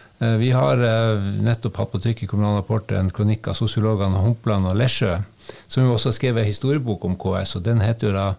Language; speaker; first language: Norwegian; native; Norwegian